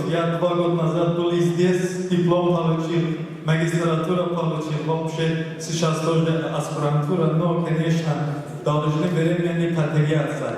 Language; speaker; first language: Russian; non-native, learner; Persian